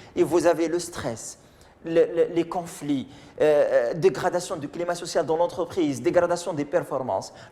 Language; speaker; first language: French; non-native, local second language; Arabic